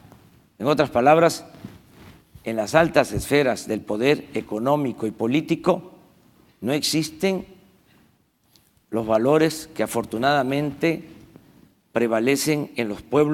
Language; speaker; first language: Spanish; native; Spanish